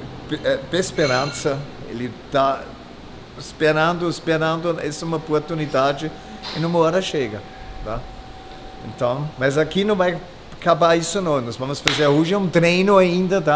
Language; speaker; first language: Portuguese; non-native, fluent; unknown